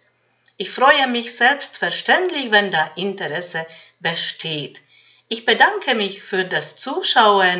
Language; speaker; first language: German; non-native, fluent; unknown